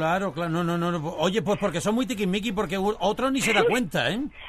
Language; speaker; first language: Spanish; native; Spanish